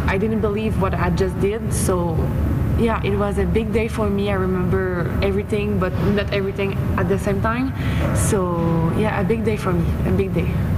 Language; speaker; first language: English; non-native, fluent; French